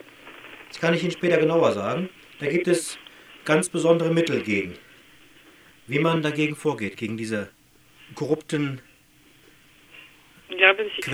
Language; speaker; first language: German; native; German